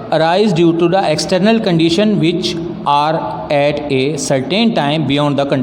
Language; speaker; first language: English; non-native, local second language; Urdu